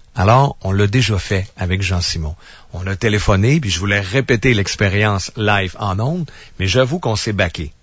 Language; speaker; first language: French; native; French